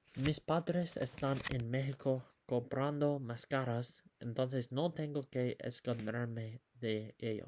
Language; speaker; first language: Spanish; non-native, learner; English